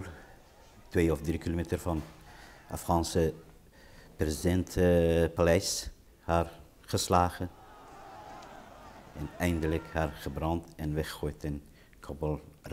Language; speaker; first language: Dutch; non-native, learner; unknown